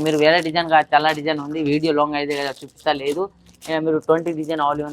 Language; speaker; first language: Telugu; non-native, local second language; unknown